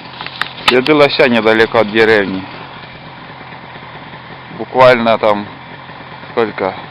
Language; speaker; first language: Russian; native; Russian